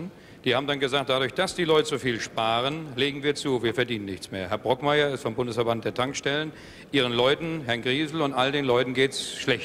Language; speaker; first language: German; native; German